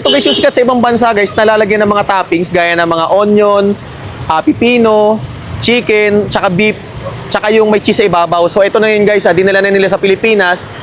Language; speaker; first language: Filipino; native; Filipino